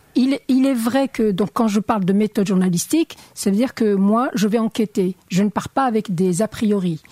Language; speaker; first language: French; non-native, local second language; Arabic